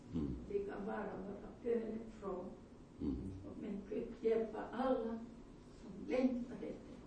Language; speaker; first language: Swedish; non-native, learner; Finnish